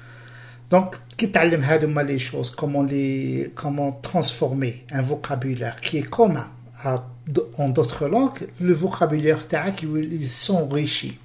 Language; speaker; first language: French; non-native, local second language; Arabic